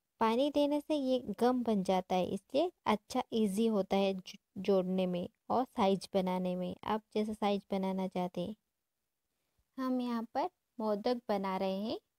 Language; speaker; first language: Hindi; non-native, local second language; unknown